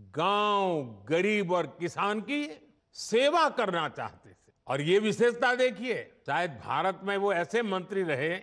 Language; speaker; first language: Hindi; non-native, local second language; Gujarati